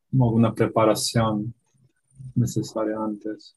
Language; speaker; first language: Spanish; non-native, fluent; Portuguese